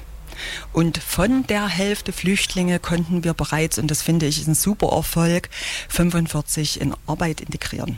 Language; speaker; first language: German; native; German